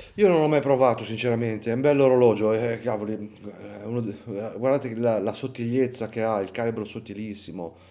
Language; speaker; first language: Italian; native; Italian